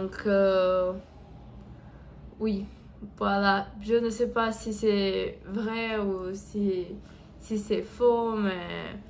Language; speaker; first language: French; non-native, learner; Portuguese